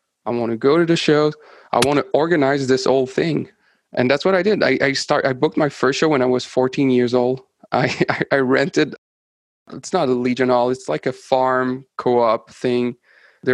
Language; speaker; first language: English; non-native, fluent; French